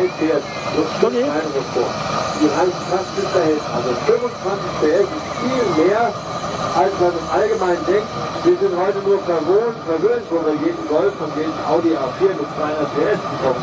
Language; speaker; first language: German; native; German